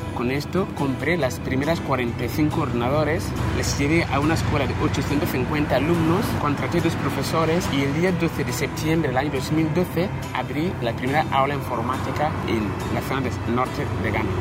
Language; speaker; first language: Spanish; non-native, fluent; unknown